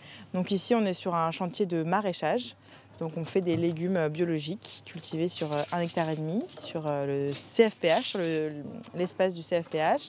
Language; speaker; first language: French; native; French